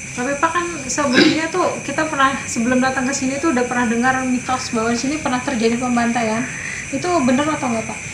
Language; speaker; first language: Indonesian; native; Indonesian